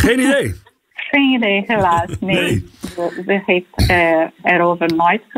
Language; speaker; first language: Dutch; non-native, local second language; Portuguese